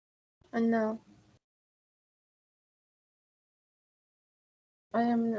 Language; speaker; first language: English; non-native, learner; Spanish